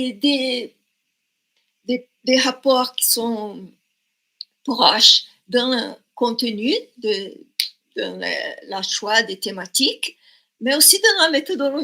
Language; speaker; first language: French; non-native, fluent; Portuguese